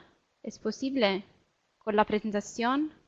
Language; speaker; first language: Spanish; non-native, learner; Italian